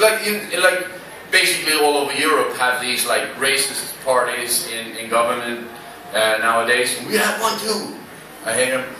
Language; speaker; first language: English; non-native, fluent; Swedish